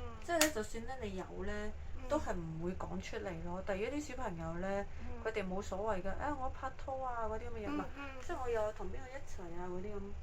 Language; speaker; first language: Cantonese; native; Cantonese